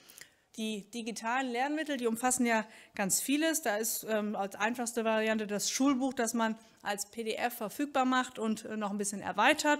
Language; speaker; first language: German; native; German